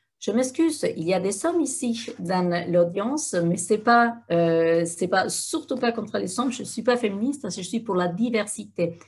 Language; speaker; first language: French; non-native, fluent; Spanish